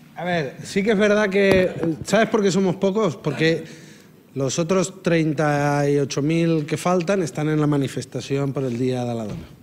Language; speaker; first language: Spanish; non-native, local second language; Catalan